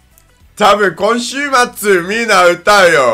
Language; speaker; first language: Japanese; non-native, learner; English